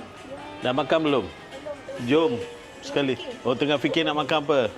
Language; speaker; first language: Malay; non-native, local second language; Tamil